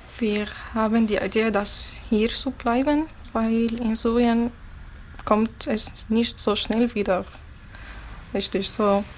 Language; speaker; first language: German; non-native, learner; Arabic